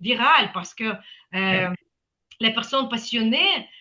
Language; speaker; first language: French; non-native, fluent; Ukrainian